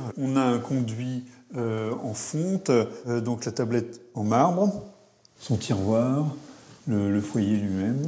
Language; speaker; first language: French; native; French